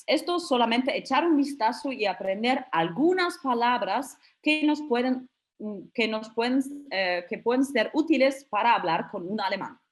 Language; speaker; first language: Spanish; non-native, fluent; German